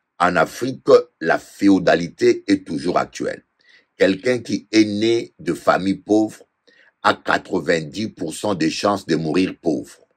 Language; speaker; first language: French; non-native, local second language; Lingala